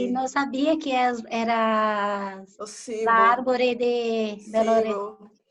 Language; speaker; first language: Spanish; non-native, learner; Portuguese